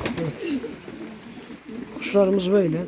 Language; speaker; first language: Turkish; native; Turkish